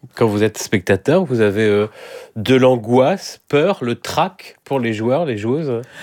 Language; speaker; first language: French; native; French